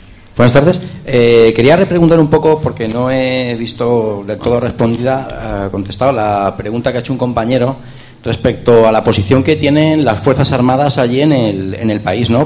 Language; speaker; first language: Spanish; native; Spanish